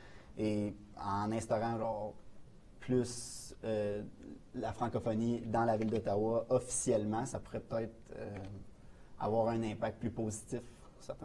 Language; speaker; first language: French; native; French